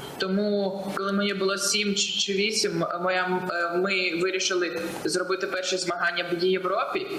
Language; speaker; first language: Ukrainian; non-native, local second language; Russian